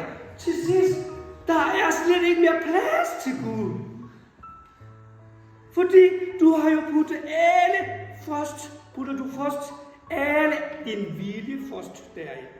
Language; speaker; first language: Danish; non-native, fluent; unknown